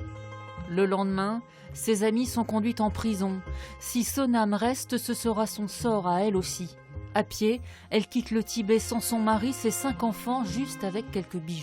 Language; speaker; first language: French; native; French